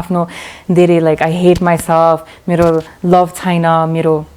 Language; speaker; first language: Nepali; early bilingual, heritage; English